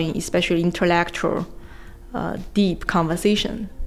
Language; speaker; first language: English; non-native, fluent; Chinese